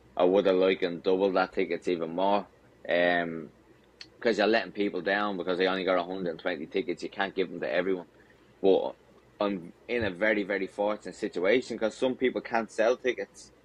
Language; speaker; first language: English; native; English